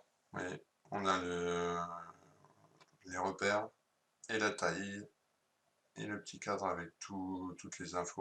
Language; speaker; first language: French; native; French